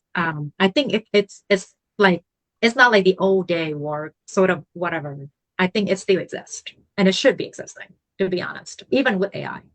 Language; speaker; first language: English; non-native, fluent; Vietnamese